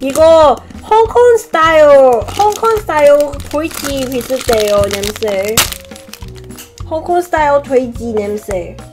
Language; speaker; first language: Korean; non-native, learner; Cantonese